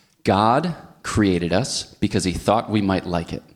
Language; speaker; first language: English; native; English